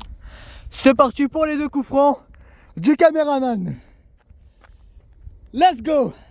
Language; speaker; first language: French; native; French